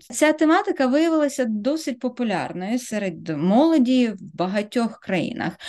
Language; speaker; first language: Ukrainian; native; Ukrainian